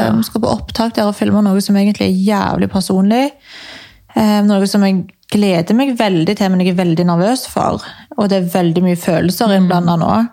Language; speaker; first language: Norwegian; early bilingual, other home language; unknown